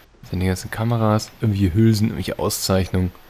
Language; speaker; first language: German; native; German